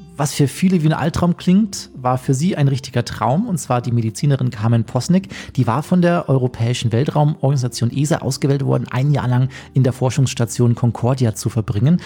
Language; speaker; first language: German; native; German